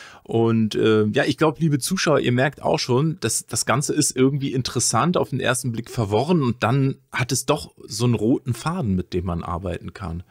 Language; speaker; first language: German; native; German